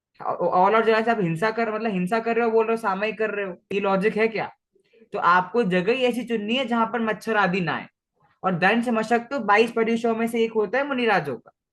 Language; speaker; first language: Hindi; non-native, local second language; Marathi